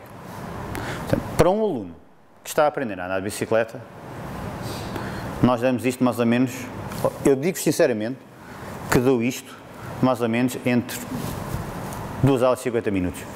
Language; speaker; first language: Portuguese; native; Portuguese